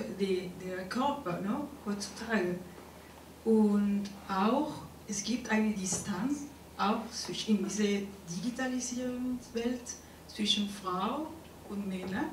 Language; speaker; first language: German; non-native, learner; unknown